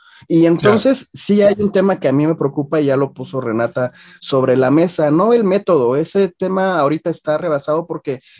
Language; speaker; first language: Spanish; native; Spanish